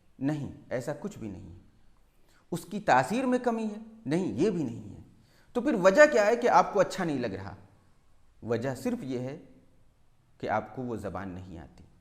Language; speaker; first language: Urdu; native; Urdu